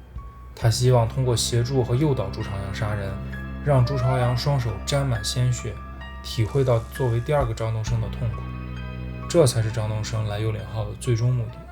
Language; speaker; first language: Chinese; native; Chinese